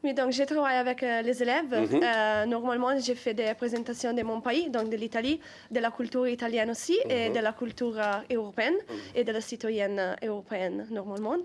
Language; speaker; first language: French; non-native, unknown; Italian